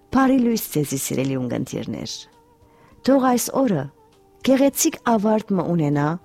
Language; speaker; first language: Armenian; early bilingual, heritage; Armenian